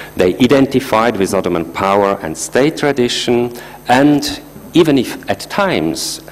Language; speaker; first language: English; non-native, fluent; German